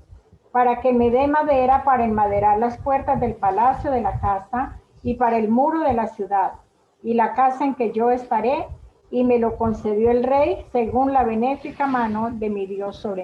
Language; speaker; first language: Spanish; native; Spanish